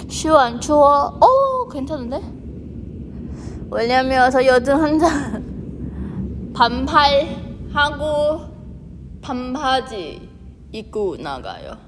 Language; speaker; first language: Korean; non-native, fluent; Chinese